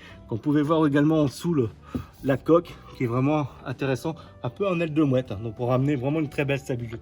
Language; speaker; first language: French; native; French